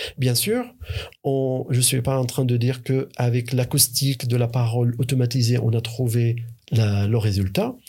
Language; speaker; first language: French; non-native, fluent; Arabic